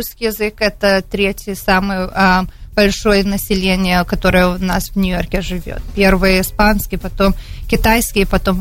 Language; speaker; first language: Russian; early bilingual, heritage; Russian